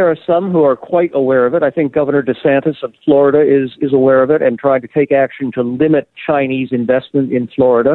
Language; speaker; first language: English; native; English